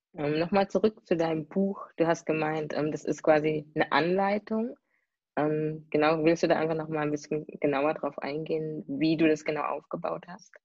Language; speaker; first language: German; native; German